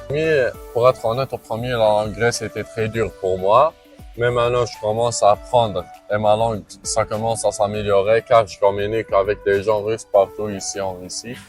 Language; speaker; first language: French; non-native, local second language; Arabic